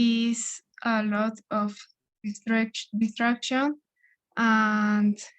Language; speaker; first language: English; non-native, learner; Spanish